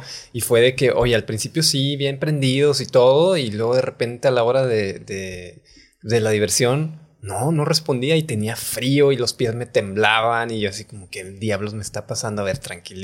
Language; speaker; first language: Spanish; native; Spanish